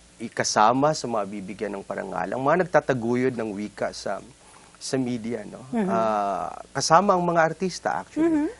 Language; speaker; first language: Filipino; non-native, local second language; Waray